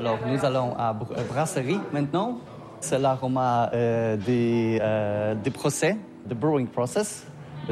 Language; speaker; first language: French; non-native, learner; Polish